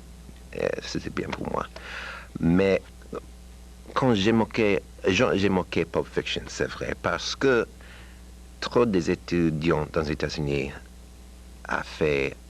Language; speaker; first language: French; non-native, learner; English